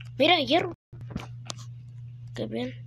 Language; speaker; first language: Spanish; early bilingual, heritage; Spanish